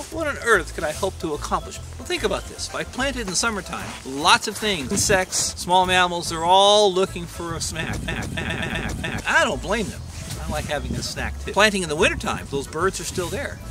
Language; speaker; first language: English; native; English